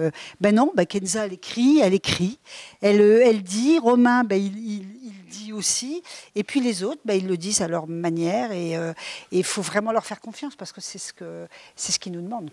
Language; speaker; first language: French; native; French